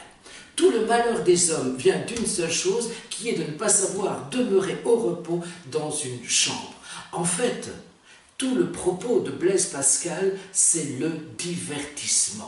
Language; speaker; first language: French; native; French